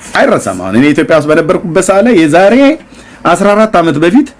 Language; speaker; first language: Amharic; native; Amharic